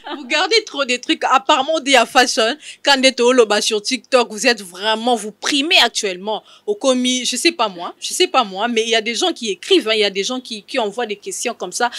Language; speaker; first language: French; non-native, local second language; Lingala